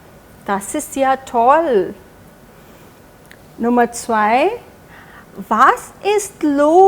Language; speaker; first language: German; non-native, fluent; Hindi